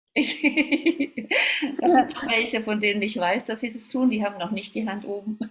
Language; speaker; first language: German; native; German